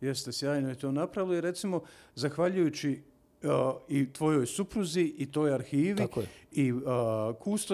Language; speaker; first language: Serbian; native; Serbian